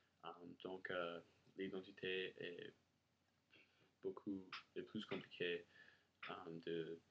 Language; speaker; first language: French; non-native, learner; English